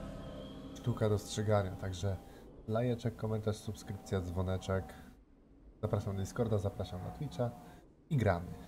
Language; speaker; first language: Polish; native; Polish